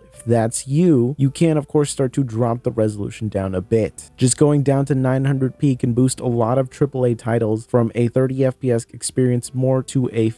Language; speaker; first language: English; native; English